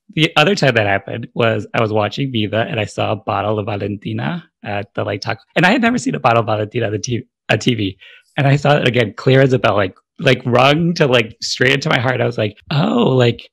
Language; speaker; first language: English; native; English